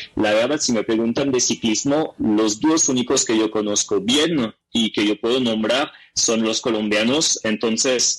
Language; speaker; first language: Spanish; non-native, fluent; French